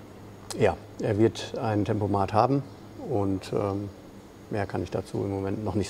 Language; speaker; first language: German; native; German